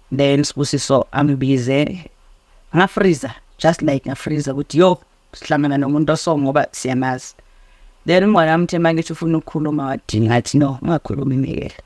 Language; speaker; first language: Zulu; native; Zulu